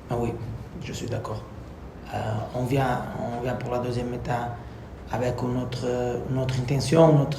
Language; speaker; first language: French; non-native, learner; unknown